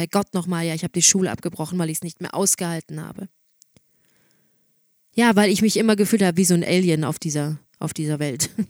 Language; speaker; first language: German; native; German